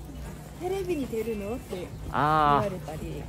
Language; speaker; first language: Japanese; non-native, fluent; Korean